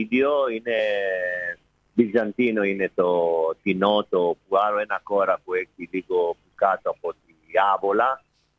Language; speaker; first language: Greek; non-native, fluent; Italian